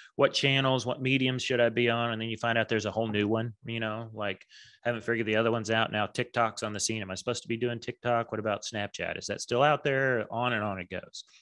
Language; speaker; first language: English; native; English